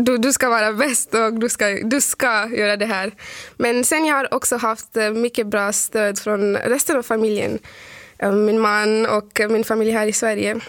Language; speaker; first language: Swedish; non-native, fluent; Urdu